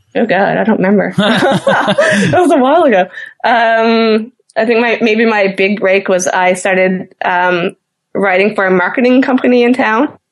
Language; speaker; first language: English; native; English